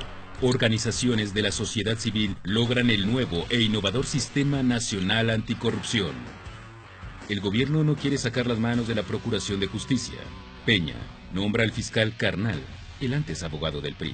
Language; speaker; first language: Spanish; native; Spanish